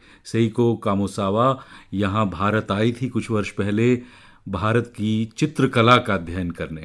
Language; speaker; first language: Hindi; native; Hindi